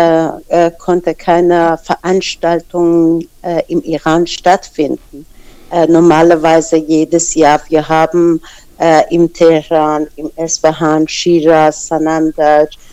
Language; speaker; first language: German; non-native, fluent; Persian